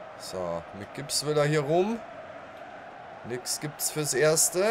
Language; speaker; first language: German; native; German